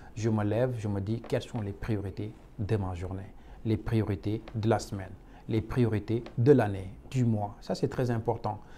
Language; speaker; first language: French; non-native, local second language; Wolof